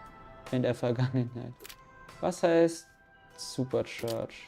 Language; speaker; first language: German; native; German